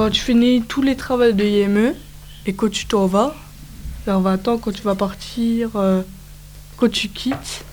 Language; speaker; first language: French; native; French